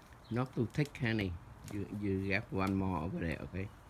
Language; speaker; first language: English; non-native, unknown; Vietnamese